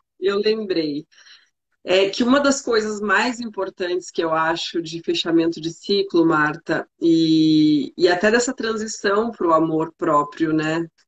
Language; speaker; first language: Portuguese; native; Portuguese